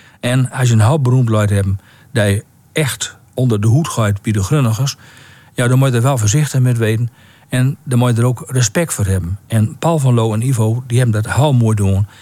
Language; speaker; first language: Dutch; native; Dutch